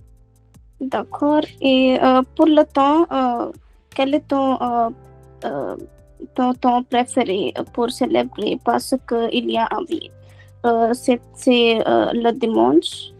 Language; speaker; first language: French; non-native, learner; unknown